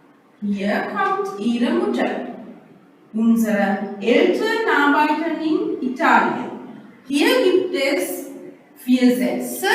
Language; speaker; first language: German; non-native, fluent; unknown